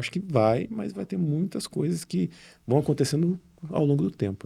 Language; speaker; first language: Portuguese; native; Portuguese